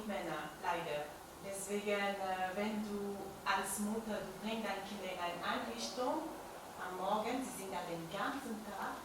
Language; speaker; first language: German; non-native, learner; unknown